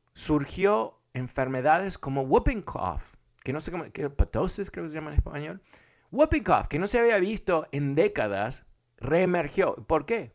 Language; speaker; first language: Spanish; early bilingual, other home language; English